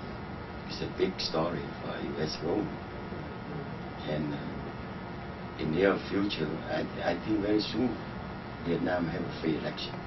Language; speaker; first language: English; non-native, learner; Vietnamese